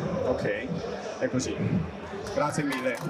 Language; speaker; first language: Italian; non-native, learner; Chinese